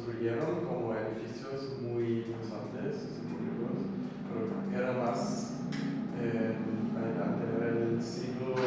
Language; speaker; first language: Spanish; non-native, learner; English